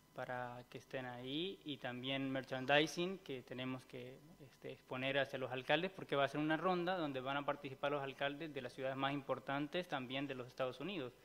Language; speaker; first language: Spanish; native; Spanish